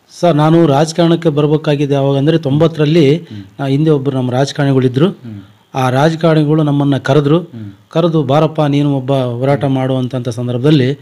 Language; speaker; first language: Kannada; native; Kannada